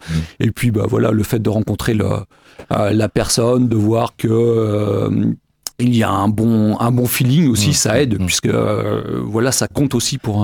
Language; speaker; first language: French; native; French